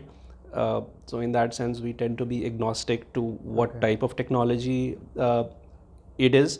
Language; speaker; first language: English; non-native, local second language; Hindi